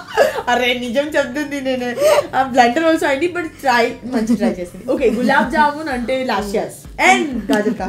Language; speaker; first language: Telugu; non-native, learner; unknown